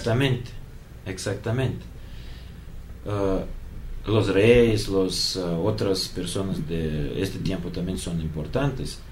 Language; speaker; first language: Spanish; non-native, learner; Russian